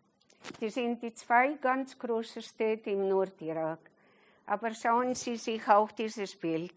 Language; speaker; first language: German; non-native, fluent; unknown